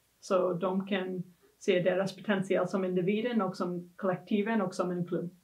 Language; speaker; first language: Swedish; non-native, fluent; English